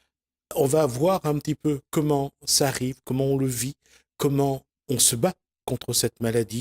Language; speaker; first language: French; native; French